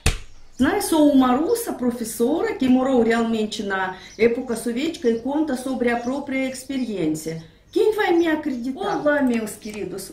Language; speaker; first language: Portuguese; non-native, fluent; Russian